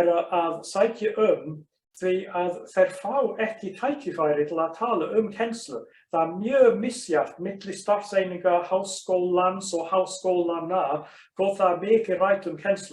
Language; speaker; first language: Icelandic; non-native, fluent; English